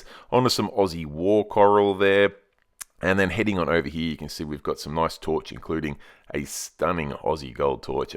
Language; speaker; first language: English; native; English